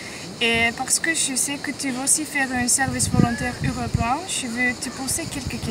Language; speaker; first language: French; non-native, learner; Icelandic